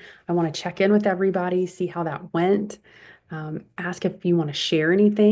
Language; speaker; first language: English; native; English